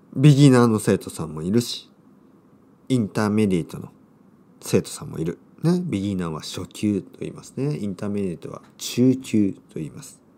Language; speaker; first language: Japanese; native; Japanese